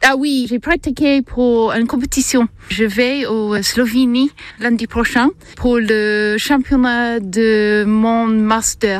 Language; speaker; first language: French; non-native, learner; English